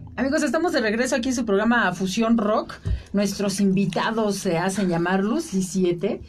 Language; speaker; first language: Spanish; native; Spanish